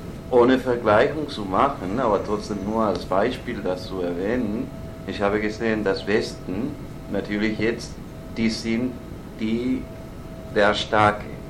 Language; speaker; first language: German; non-native, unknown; Spanish